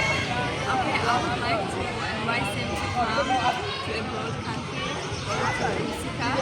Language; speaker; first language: English; non-native, fluent; Tajik